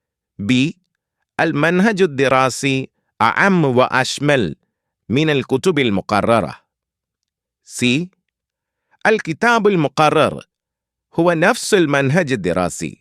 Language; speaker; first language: Arabic; non-native, fluent; Malayalam